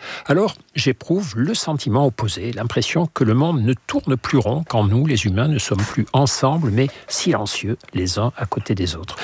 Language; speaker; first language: French; native; French